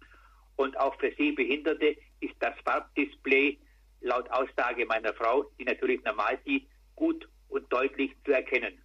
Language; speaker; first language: German; native; German